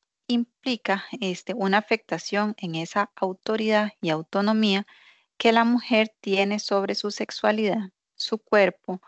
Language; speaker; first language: Spanish; native; Spanish